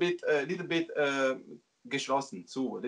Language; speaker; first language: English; non-native, learner; Italian